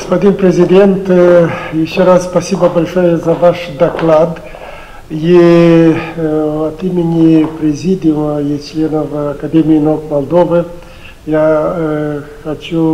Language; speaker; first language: Russian; non-native, local second language; Romanian